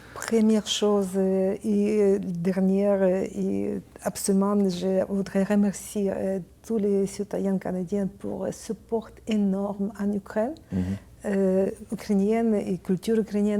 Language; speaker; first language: French; non-native, learner; Ukrainian